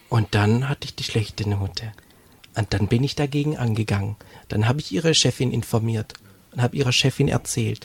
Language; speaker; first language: German; native; German